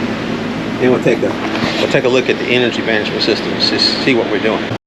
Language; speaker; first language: English; native; English